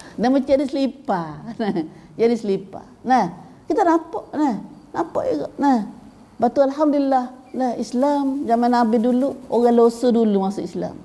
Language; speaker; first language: Malay; native; Malay